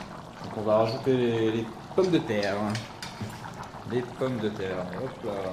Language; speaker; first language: French; native; French